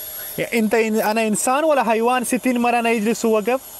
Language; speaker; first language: Arabic; non-native, learner; Pashto